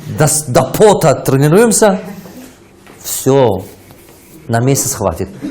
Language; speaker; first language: Russian; non-native, local second language; Tajik